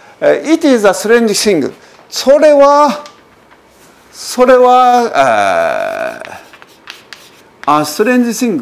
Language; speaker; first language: English; non-native, fluent; Japanese